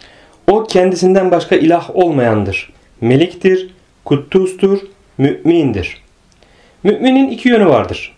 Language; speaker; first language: Turkish; native; Turkish